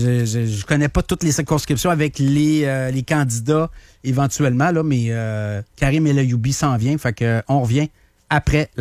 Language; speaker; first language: French; native; French